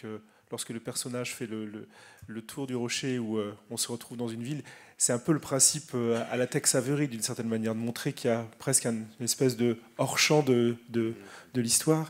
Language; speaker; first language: French; native; French